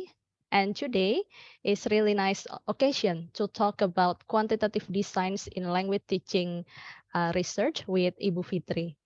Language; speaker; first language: English; non-native, fluent; Indonesian